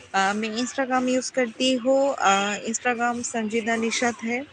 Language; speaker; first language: Hindi; non-native, local second language; Bangla